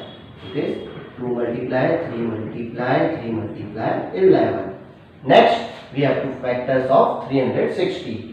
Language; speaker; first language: English; non-native, local second language; Hindi